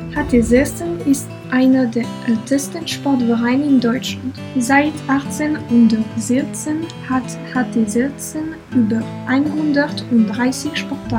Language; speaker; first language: German; non-native, learner; French